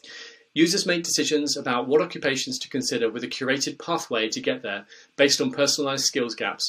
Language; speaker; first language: English; native; English